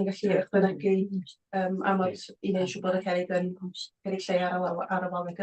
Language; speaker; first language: Welsh; native; Welsh